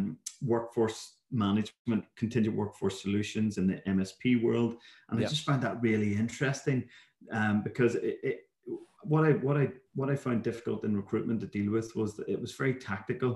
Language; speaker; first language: English; native; English